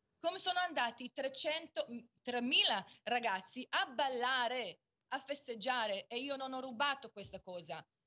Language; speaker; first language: Italian; non-native, fluent; Hebrew